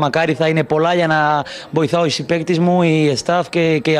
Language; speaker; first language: Greek; non-native, learner; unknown